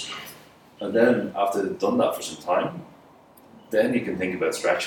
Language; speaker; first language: English; native; English